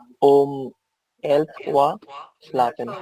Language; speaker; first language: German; non-native, learner; Bangla